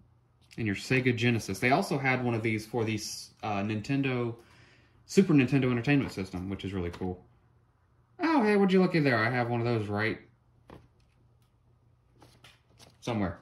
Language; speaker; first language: English; native; English